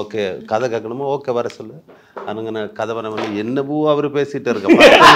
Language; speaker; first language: Tamil; non-native, learner; Malayalam